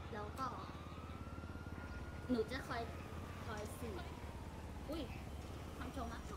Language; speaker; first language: Thai; native; Thai